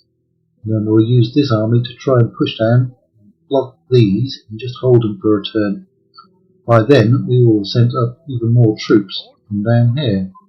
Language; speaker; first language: English; native; English